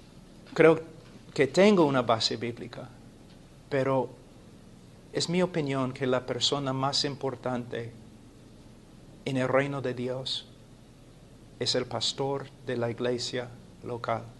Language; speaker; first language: Spanish; non-native, fluent; English